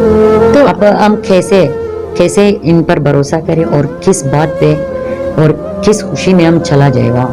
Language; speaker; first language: Hindi; non-native, fluent; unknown